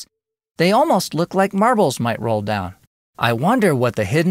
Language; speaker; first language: English; native; English